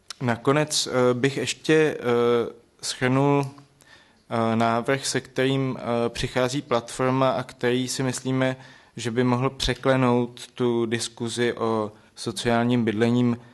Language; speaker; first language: Czech; native; Czech